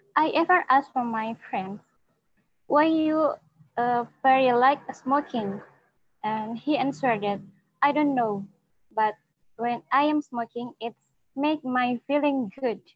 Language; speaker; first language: English; non-native, learner; Indonesian